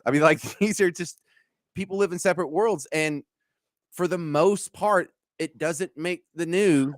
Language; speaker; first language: English; native; English